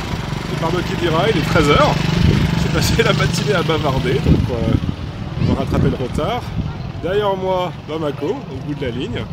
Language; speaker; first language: French; native; French